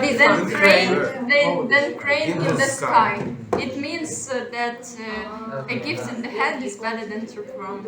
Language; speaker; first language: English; non-native, learner; Ukrainian